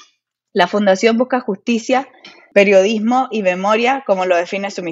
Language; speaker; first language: Spanish; native; Spanish